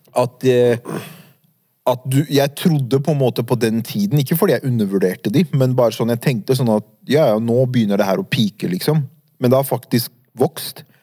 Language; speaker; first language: Norwegian; native; Norwegian